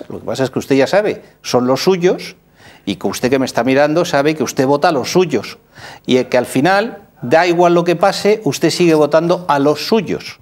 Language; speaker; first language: Spanish; native; Spanish